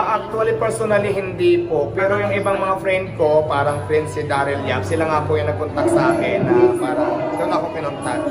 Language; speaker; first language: Filipino; non-native, local second language; Waray